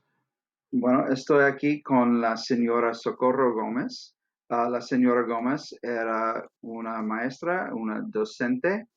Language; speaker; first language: Spanish; non-native, fluent; English